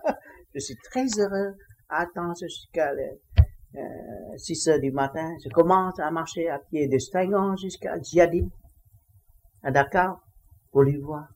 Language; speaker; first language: French; non-native, learner; Vietnamese